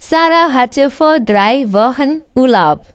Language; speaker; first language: German; non-native, fluent; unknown